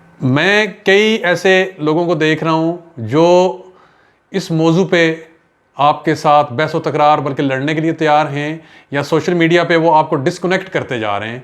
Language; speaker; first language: Urdu; non-native, local second language; Pahari-Potwari